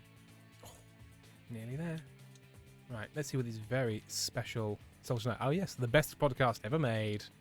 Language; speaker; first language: English; native; English